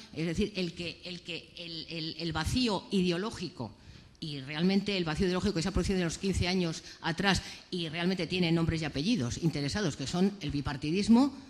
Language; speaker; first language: Spanish; native; Spanish